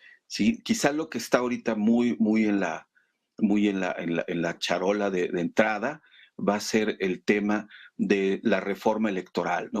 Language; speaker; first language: Spanish; native; Spanish